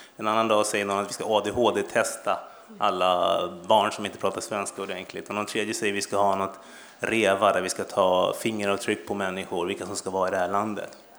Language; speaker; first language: Swedish; early bilingual, other home language; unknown